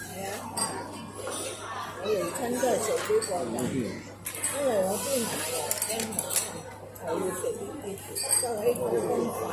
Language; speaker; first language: Cantonese; native; Cantonese